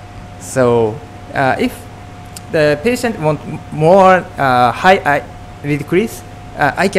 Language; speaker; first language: English; non-native, fluent; Japanese